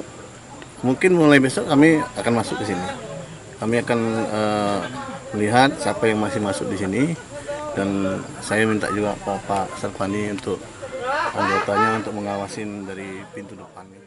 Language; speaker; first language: Indonesian; native; Indonesian